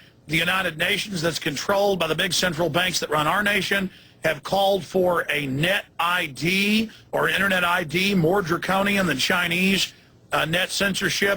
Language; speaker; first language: English; native; English